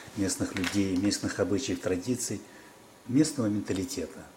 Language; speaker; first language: Russian; non-native, local second language; Kyrgyz